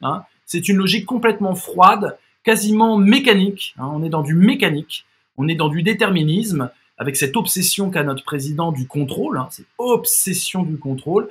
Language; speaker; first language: French; native; French